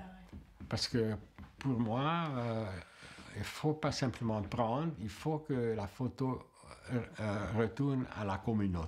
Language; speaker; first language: French; non-native, fluent; Hungarian